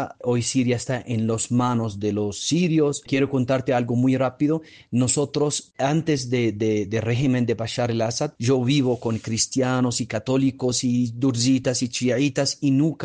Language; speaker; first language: Spanish; non-native, fluent; Arabic